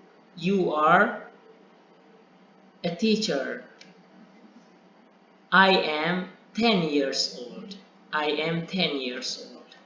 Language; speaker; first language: English; non-native, learner; Indonesian